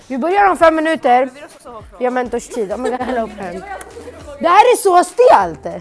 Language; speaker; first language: Swedish; native; Swedish